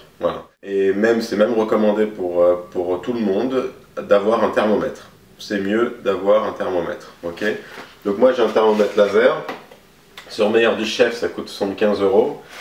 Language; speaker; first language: French; native; French